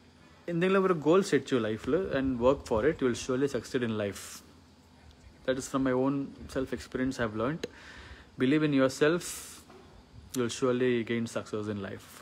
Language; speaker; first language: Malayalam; early bilingual, heritage; Malayalam